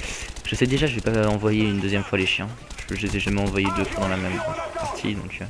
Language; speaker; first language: French; native; French